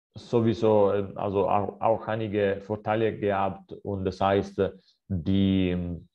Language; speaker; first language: German; non-native, fluent; Italian